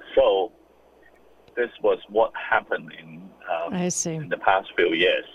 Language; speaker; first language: English; non-native, local second language; Cantonese